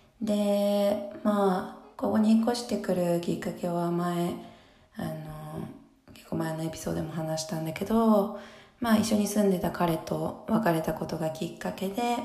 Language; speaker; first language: Japanese; native; Japanese